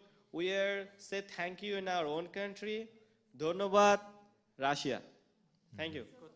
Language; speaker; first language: English; non-native, local second language; Bangla